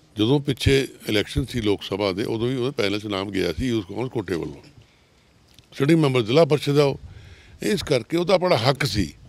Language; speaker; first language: Punjabi; native; Punjabi